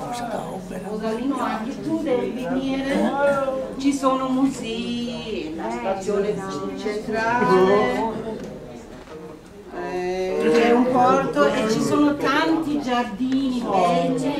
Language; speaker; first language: Italian; non-native, fluent; German